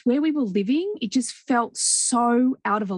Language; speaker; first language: English; native; English